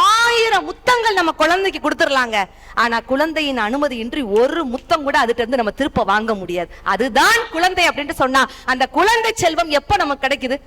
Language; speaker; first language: Tamil; native; Tamil